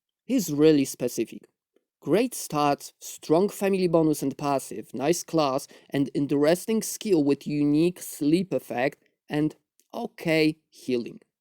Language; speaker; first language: English; non-native, fluent; Polish